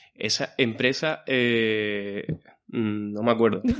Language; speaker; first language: Spanish; native; Spanish